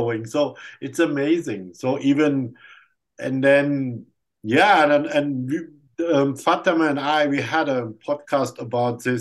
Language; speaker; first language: English; non-native, fluent; German